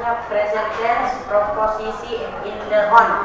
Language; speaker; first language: English; non-native, learner; Indonesian